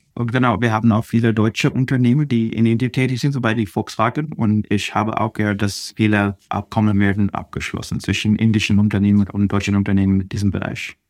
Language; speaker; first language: German; non-native, fluent; Telugu